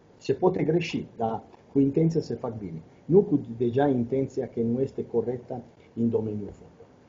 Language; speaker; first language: Romanian; non-native, fluent; Italian